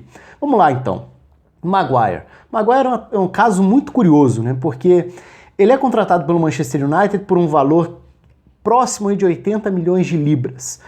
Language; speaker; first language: Portuguese; native; Portuguese